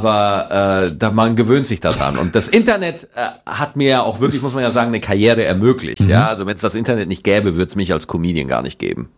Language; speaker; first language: German; native; German